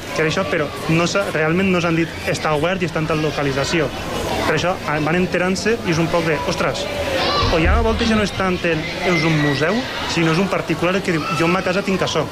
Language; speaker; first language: Catalan; native; Catalan